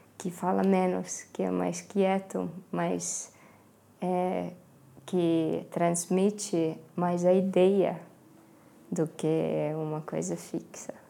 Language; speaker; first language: Portuguese; non-native, fluent; Estonian